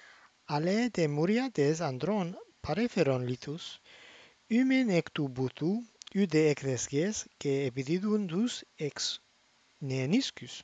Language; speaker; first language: Greek; non-native, fluent; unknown